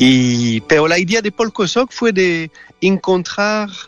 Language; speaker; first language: Spanish; non-native, learner; French